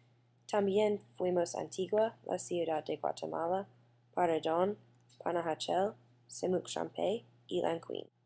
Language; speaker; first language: Spanish; non-native, learner; English